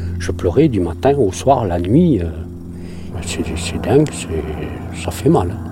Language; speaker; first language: French; native; French